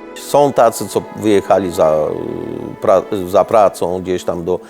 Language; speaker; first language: Polish; early bilingual, heritage; Romanian